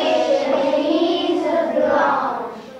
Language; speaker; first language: French; non-native, learner; Italian